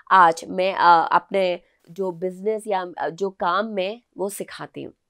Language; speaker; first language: Hindi; non-native, local second language; Telugu